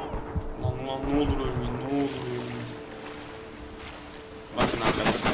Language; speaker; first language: Turkish; native; Turkish